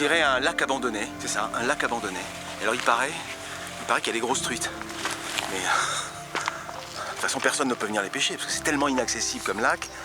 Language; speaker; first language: French; native; French